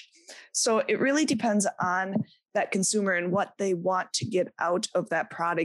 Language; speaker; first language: English; native; English